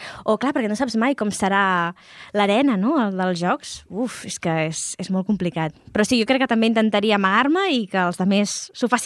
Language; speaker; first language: Catalan; native; Catalan